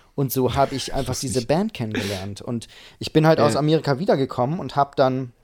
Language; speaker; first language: German; native; German